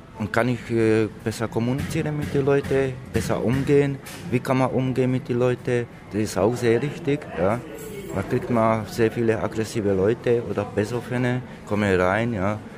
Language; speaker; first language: German; non-native, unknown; Slovak